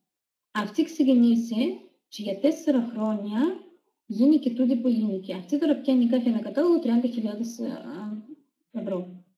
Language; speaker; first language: Greek; non-native, fluent; Russian